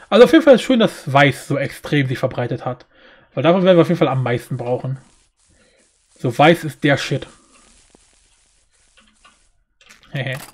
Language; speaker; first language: German; native; German